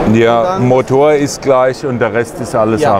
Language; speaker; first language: German; native; German